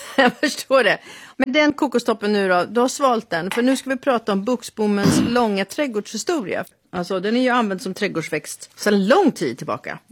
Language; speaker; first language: Swedish; native; Swedish